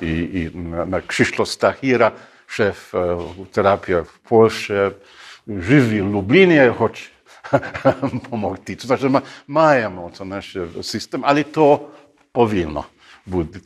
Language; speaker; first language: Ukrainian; non-native, learner; English